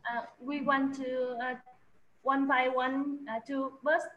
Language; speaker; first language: English; non-native, learner; Vietnamese